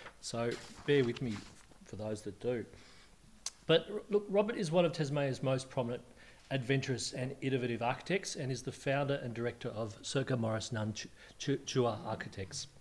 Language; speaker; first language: English; native; English